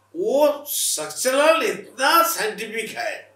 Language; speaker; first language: Hindi; non-native, local second language; Bangla